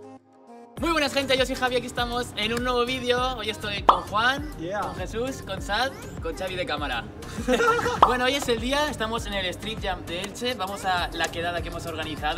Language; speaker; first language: Spanish; native; Spanish